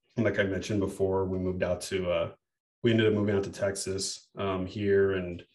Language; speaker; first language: English; native; English